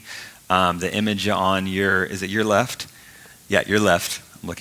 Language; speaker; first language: English; native; English